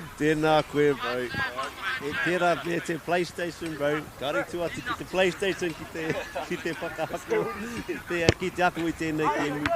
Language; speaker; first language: Māori; non-native, local second language; English